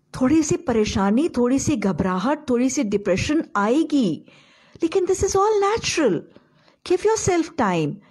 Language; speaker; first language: Urdu; native; Urdu